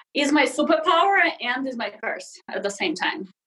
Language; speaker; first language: English; non-native, fluent; Russian